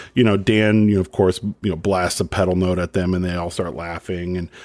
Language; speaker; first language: English; native; English